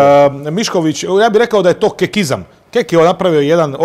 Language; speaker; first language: Croatian; native; Croatian